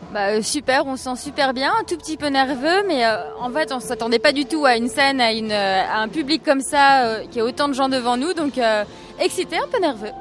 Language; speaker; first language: French; native; French